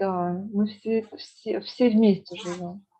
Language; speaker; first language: Russian; native; Russian